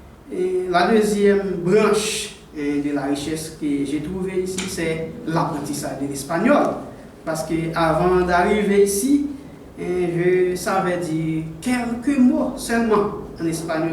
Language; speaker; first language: French; non-native, local second language; Haitian Creole